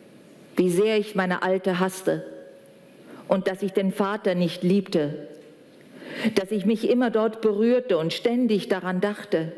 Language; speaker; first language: German; native; German